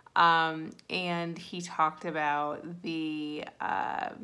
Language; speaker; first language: English; native; English